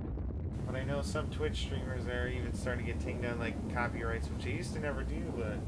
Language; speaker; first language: English; native; English